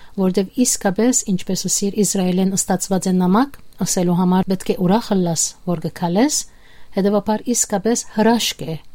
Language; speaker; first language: Armenian; native; Armenian